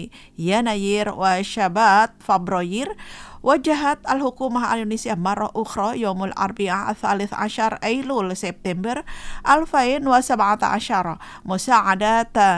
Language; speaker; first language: Arabic; non-native, fluent; Indonesian